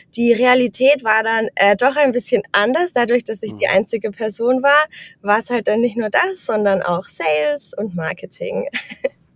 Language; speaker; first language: German; native; German